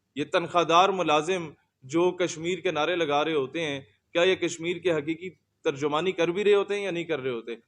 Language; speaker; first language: Urdu; non-native, local second language; Punjabi